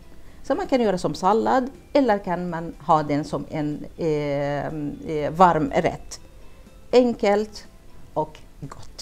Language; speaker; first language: Swedish; non-native, learner; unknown